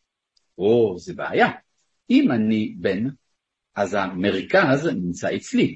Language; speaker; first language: Hebrew; non-native, fluent; French